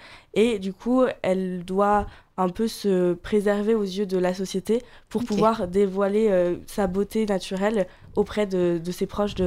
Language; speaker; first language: French; native; French